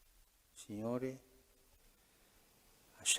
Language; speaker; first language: Italian; early bilingual, heritage; Spanish